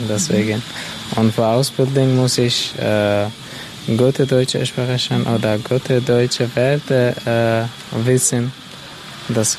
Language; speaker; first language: German; non-native, learner; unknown